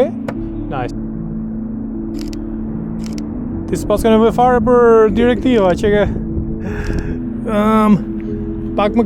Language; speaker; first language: Albanian; native; Albanian